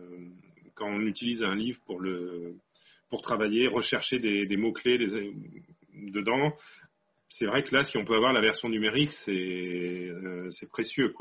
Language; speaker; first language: French; native; French